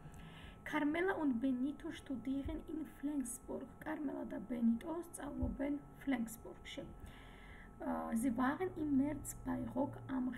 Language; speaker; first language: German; non-native, fluent; Georgian